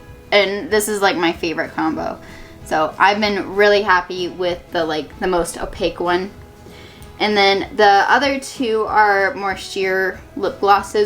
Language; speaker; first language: English; native; English